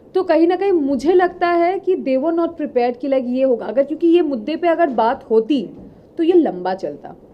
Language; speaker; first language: Hindi; non-native, local second language; Bangla